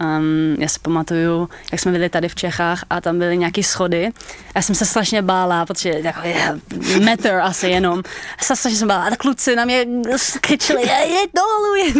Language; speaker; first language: Czech; early bilingual, heritage; Dutch